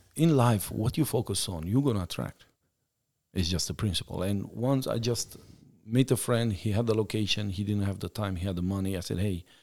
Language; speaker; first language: English; non-native, fluent; Romanian